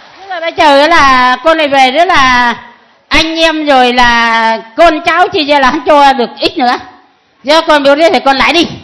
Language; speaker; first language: Vietnamese; native; Vietnamese